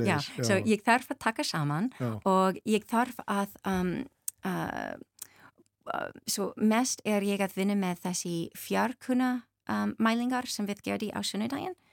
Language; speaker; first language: Icelandic; non-native, learner; English